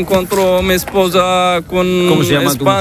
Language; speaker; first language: Spanish; non-native, learner; Arabic